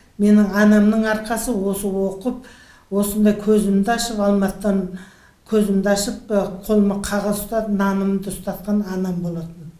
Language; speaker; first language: Kazakh; native; Kazakh